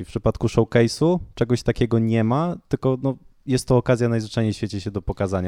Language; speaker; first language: Polish; native; Polish